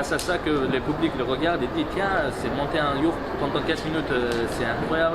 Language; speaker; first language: French; non-native, fluent; Mongolian